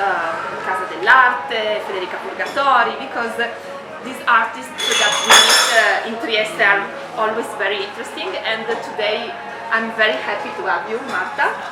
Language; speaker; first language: English; non-native, fluent; Italian